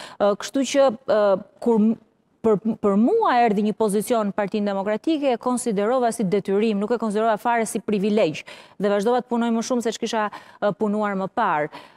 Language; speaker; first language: Albanian; native; Albanian